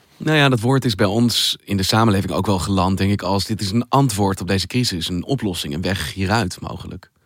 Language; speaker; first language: Dutch; native; Dutch